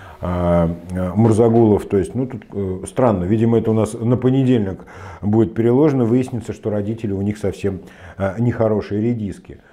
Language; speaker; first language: Russian; native; Russian